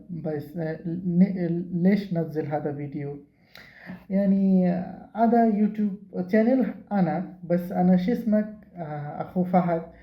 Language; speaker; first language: Arabic; non-native, learner; Bangla